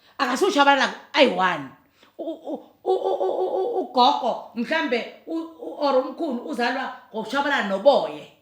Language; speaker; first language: Zulu; native; Zulu